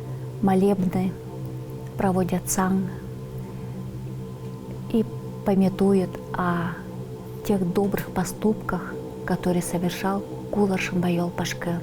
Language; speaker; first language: Russian; non-native, local second language; Tuvinian